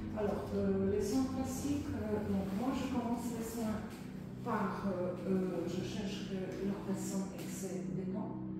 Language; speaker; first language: French; non-native, fluent; Polish